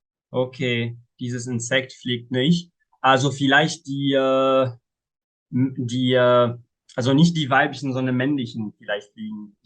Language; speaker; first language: German; non-native, fluent; Arabic